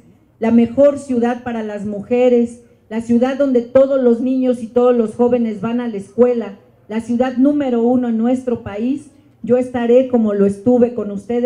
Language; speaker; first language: Spanish; native; Spanish